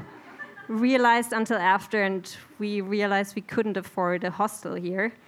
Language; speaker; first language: English; non-native, fluent; German